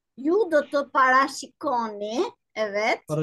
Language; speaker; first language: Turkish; non-native, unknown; Albanian